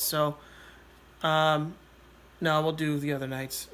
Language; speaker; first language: English; native; English